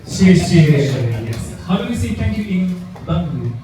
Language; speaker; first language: English; non-native, fluent; Chinese